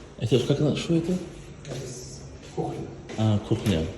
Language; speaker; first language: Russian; non-native, learner; Turkish